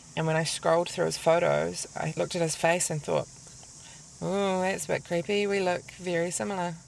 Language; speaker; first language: English; native; English